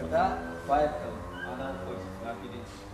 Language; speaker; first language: Russian; non-native, learner; Chinese